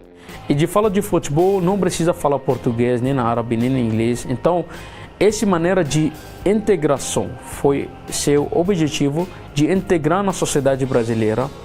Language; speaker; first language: Portuguese; non-native, learner; Arabic